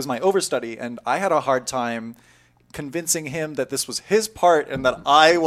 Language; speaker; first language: English; native; English